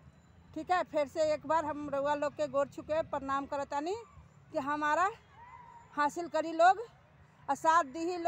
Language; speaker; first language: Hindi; non-native, local second language; Bhojpuri